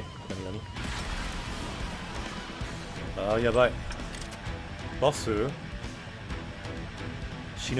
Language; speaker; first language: Japanese; non-native, fluent; English